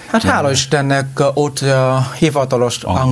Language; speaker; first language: Hungarian; non-native, learner; Vietnamese